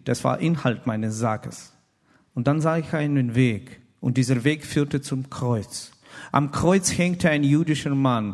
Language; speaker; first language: German; non-native, fluent; Russian